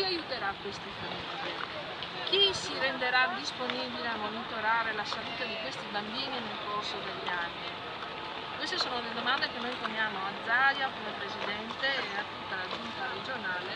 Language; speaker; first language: Italian; native; Italian